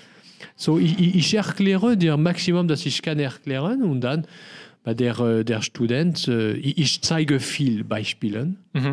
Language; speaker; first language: German; non-native, learner; French